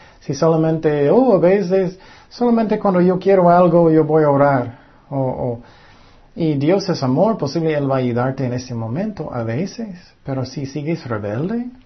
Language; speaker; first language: Spanish; non-native, fluent; English